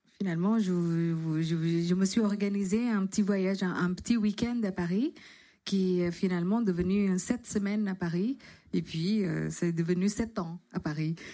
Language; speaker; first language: French; non-native, fluent; Indonesian